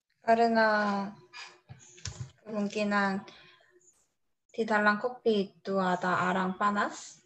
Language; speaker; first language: Indonesian; non-native, learner; Korean